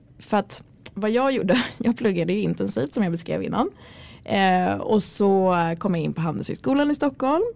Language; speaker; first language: Swedish; early bilingual, other home language; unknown